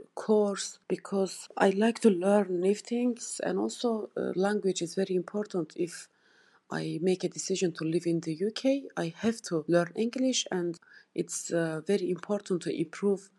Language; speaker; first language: English; non-native, learner; Turkish